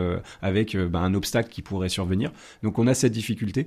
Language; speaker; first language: French; native; French